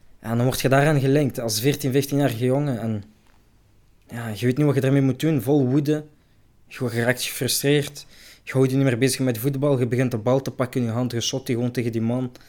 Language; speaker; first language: Dutch; early bilingual, other home language; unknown